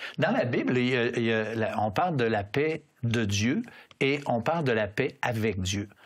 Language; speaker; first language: French; native; French